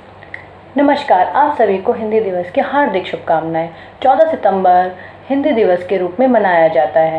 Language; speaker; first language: Hindi; native; Hindi